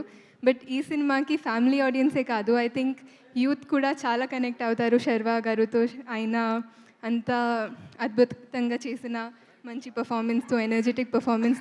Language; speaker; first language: Telugu; non-native, fluent; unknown